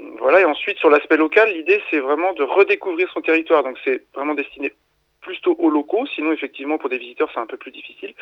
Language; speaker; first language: French; native; French